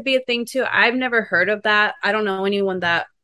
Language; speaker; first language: English; native; English